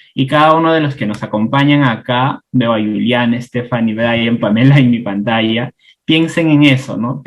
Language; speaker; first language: Spanish; native; Spanish